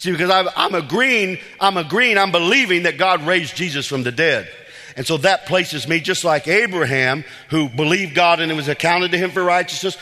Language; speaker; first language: English; native; English